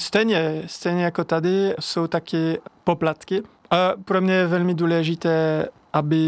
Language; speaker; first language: Czech; non-native, learner; French